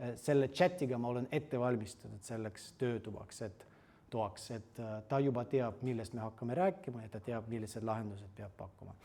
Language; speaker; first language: Estonian; non-native, fluent; Russian